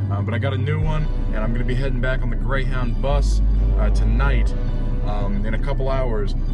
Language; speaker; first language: English; native; English